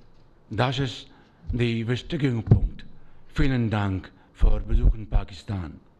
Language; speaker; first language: German; non-native, learner; Urdu